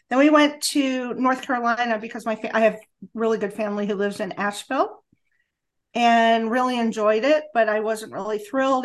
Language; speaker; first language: English; native; English